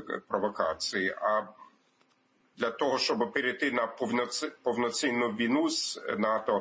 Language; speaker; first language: Ukrainian; non-native, fluent; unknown